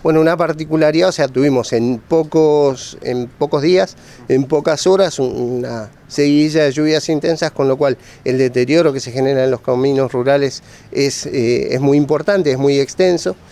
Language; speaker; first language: Spanish; native; Spanish